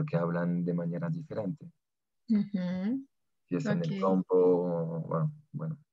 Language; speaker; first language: Spanish; non-native, fluent; French